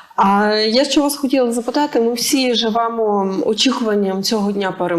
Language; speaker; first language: Ukrainian; native; Ukrainian